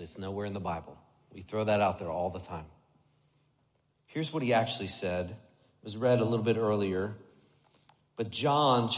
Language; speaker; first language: English; native; English